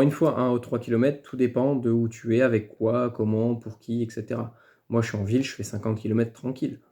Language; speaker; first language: French; native; French